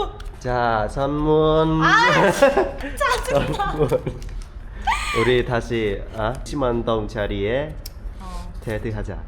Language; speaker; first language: Korean; non-native, fluent; Vietnamese